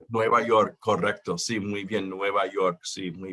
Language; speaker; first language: Spanish; non-native, fluent; English